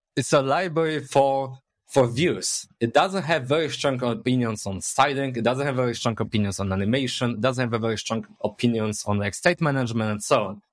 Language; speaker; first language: English; non-native, fluent; Polish